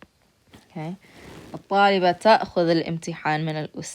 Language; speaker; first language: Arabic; non-native, fluent; English